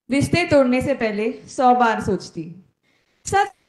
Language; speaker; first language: Hindi; non-native, local second language; Konkani